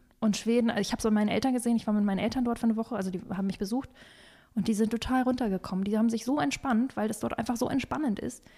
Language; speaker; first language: German; early bilingual, other home language; Russian